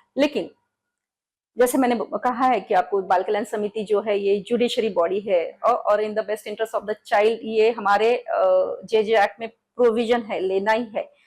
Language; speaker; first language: Hindi; non-native, local second language; Marathi